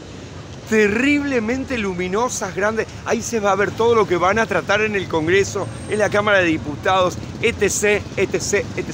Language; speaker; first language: Spanish; native; Spanish